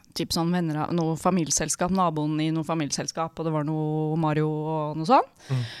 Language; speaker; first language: Norwegian; native; Norwegian